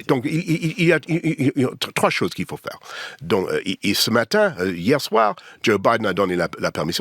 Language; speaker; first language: French; non-native, learner; English